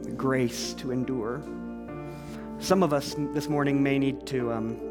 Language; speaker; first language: English; native; English